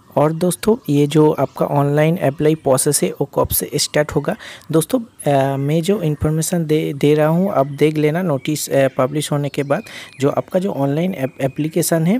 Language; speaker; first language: Hindi; non-native, local second language; Bangla